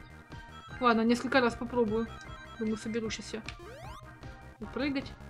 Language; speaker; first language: Russian; native; Russian